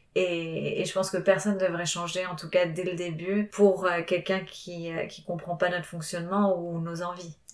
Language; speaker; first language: French; non-native, fluent; Spanish